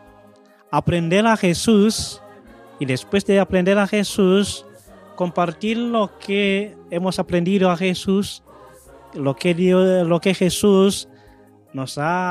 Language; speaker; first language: Spanish; non-native, fluent; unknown